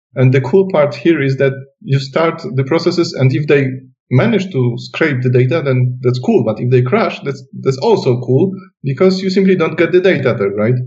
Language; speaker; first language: English; non-native, fluent; Polish